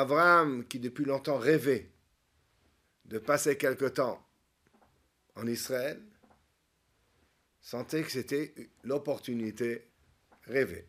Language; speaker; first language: French; native; French